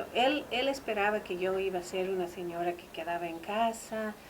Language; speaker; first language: Spanish; non-native, fluent; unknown